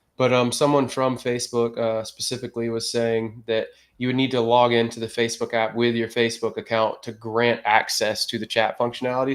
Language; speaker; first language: English; native; English